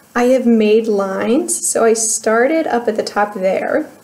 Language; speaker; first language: English; native; English